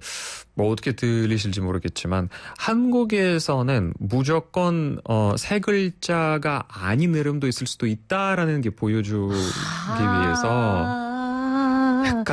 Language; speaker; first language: Korean; non-native, fluent; Russian